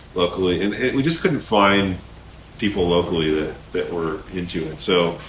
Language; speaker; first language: English; native; English